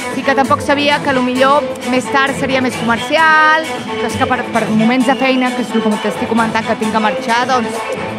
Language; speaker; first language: Catalan; native; Catalan